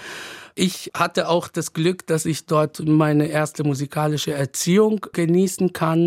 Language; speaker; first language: German; non-native, fluent; Arabic